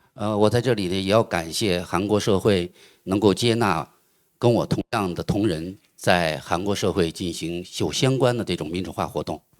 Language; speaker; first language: Chinese; native; Chinese